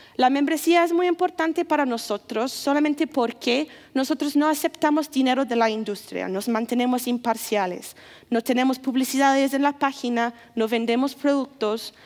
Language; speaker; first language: Spanish; non-native, fluent; English